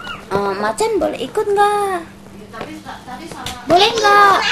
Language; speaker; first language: Indonesian; native; Indonesian